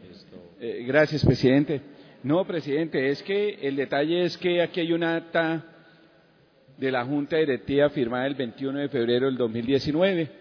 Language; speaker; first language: Spanish; native; Spanish